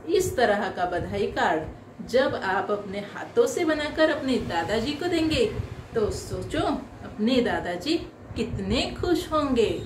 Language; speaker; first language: Hindi; non-native, local second language; Marathi